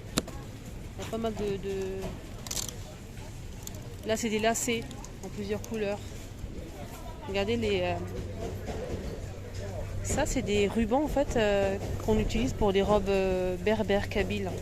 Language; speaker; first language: French; native; French